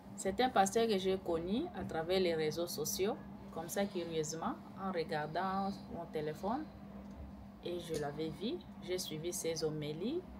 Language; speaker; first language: French; non-native, local second language; Lingala